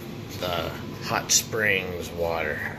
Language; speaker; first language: English; native; English